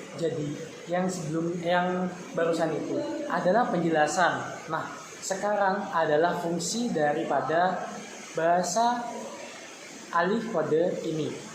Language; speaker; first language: Indonesian; non-native, local second language; Madurese